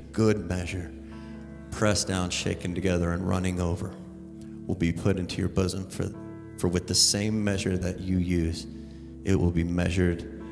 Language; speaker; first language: English; native; English